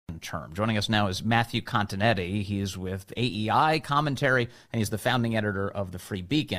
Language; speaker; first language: English; native; English